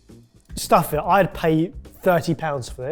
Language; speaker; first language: English; native; English